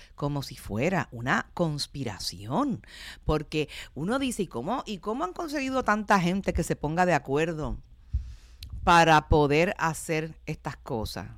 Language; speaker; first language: Spanish; native; Spanish